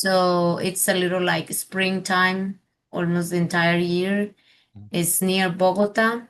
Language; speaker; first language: English; non-native, fluent; Spanish